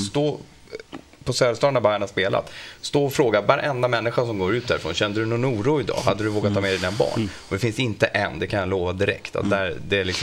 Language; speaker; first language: Swedish; native; Swedish